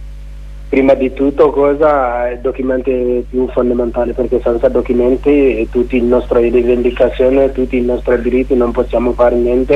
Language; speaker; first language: Italian; non-native, learner; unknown